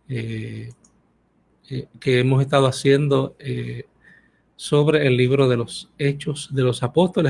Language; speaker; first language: Spanish; native; Spanish